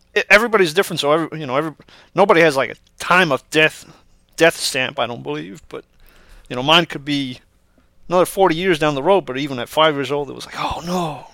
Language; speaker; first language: English; early bilingual, other home language; Spanish